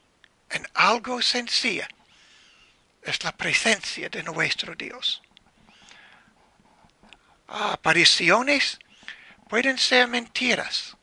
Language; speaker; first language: Spanish; non-native, learner; English